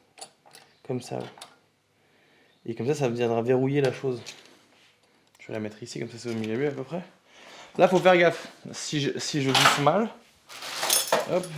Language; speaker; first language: French; native; French